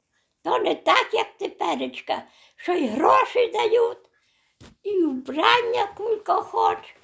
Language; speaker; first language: Polish; non-native, local second language; Belarusian